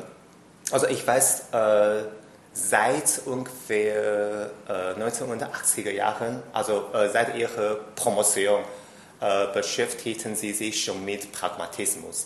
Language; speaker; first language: German; non-native, fluent; Chinese